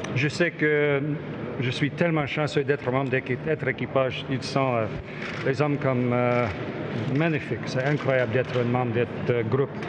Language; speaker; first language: French; non-native, learner; English